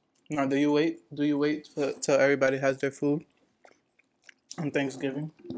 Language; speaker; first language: English; early bilingual, other home language; Spanish